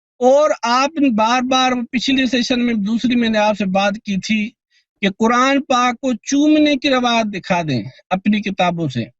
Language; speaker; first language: Urdu; non-native, local second language; Sindhi